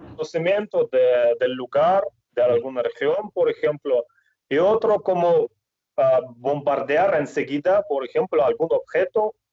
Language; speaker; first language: Spanish; non-native, fluent; Russian